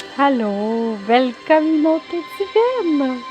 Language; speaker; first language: French; native; French